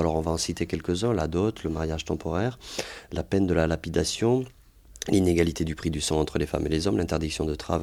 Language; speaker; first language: French; native; French